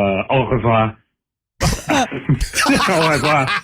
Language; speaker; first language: French; non-native, learner; English